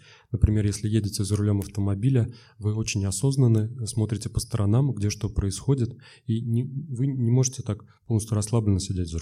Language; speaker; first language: Russian; native; Russian